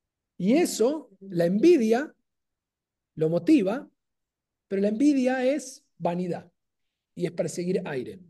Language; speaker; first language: Spanish; native; Spanish